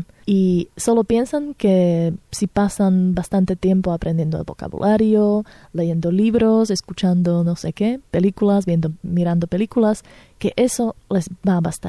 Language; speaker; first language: Spanish; non-native, fluent; Slovak